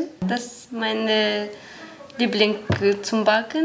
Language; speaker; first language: German; non-native, learner; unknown